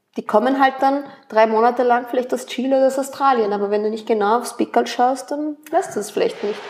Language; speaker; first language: German; early bilingual, other home language; Spanish